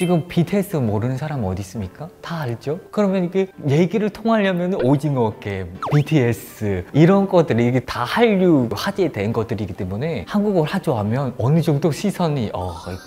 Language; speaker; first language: Korean; non-native, fluent; Khmer